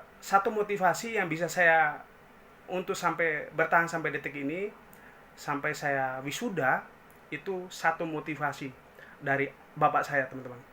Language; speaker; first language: Indonesian; native; Indonesian